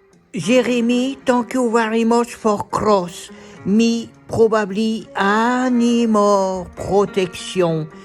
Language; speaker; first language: English; non-native, learner; French